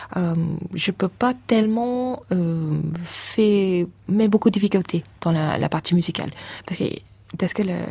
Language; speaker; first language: French; non-native, fluent; English